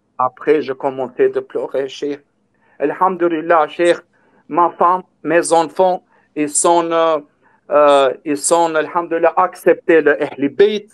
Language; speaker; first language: French; non-native, learner; Albanian